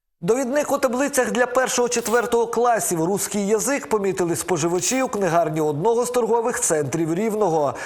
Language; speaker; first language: Ukrainian; native; Ukrainian